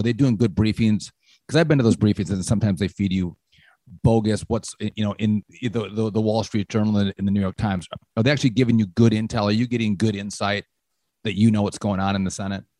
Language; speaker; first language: English; native; English